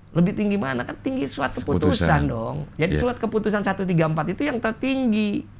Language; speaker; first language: Indonesian; native; Indonesian